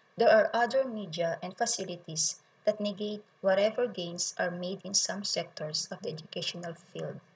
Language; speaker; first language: English; non-native, local second language; Filipino